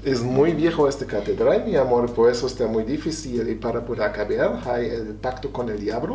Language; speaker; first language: Spanish; non-native, fluent; German